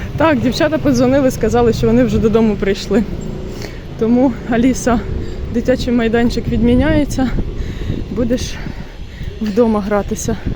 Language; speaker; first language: Ukrainian; non-native, local second language; Russian